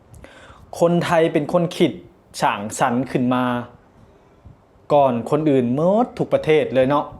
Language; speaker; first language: Thai; non-native, local second language; Northeastern Thai